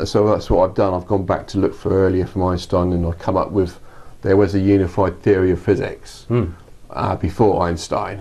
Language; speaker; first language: English; native; English